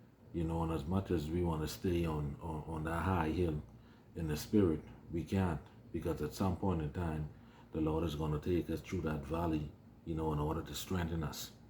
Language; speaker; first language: English; native; English